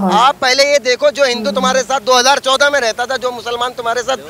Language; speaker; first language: Hindi; native; Hindi